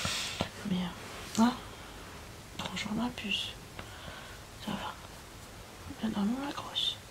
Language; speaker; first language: French; native; French